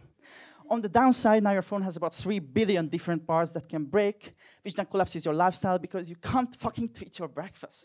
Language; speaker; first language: English; non-native, fluent; Hungarian